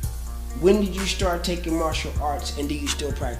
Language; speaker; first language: English; native; English